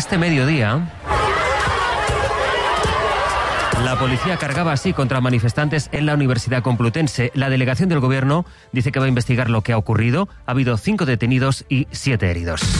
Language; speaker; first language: Spanish; native; Spanish